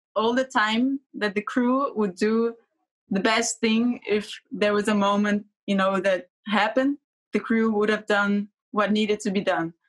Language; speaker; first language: English; non-native, fluent; Portuguese